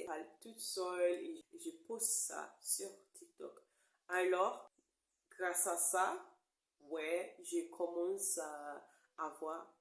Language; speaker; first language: French; non-native, learner; English